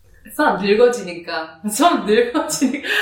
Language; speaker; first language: Korean; early bilingual, heritage; Korean